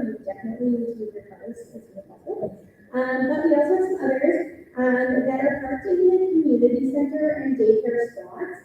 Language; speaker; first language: English; native; English